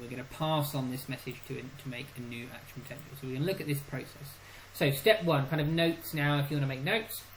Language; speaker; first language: English; native; English